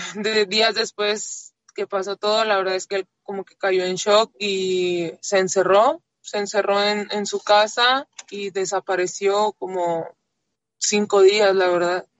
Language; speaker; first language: Spanish; native; Spanish